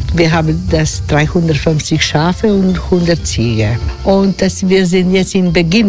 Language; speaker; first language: German; non-native, learner; Croatian